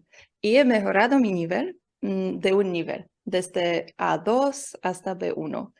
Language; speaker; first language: Spanish; non-native, learner; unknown